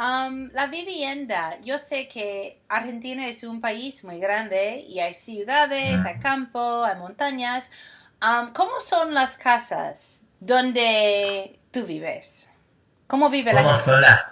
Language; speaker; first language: Spanish; non-native, fluent; English